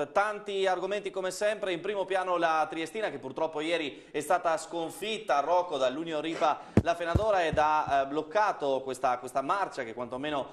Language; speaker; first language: Italian; native; Italian